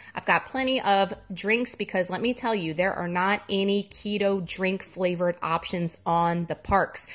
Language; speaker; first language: English; native; English